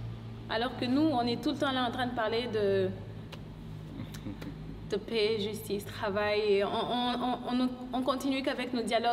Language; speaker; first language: French; non-native, local second language; Lingala